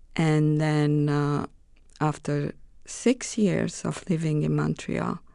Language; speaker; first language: English; non-native, fluent; Romanian